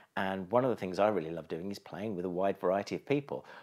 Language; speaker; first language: English; native; English